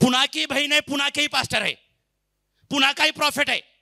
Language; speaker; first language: Hindi; non-native, local second language; Marathi